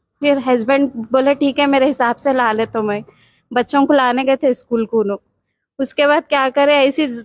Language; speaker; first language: Hindi; non-native, local second language; Urdu